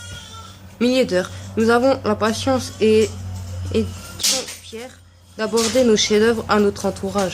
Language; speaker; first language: French; native; French